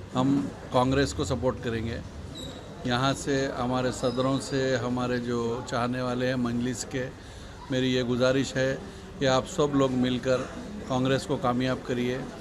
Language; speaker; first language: Hindi; non-native, local second language; Urdu